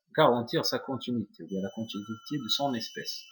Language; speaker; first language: French; non-native, local second language; Arabic